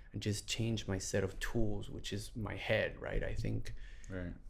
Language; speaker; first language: English; non-native, fluent; Spanish